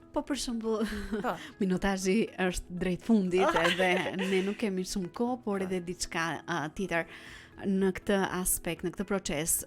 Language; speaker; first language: Albanian; native; Albanian